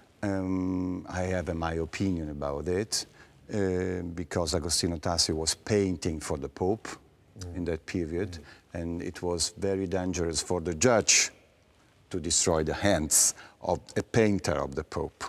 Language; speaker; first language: English; non-native, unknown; Italian